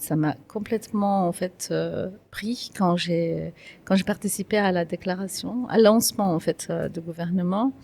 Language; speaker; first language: French; non-native, fluent; Kurdish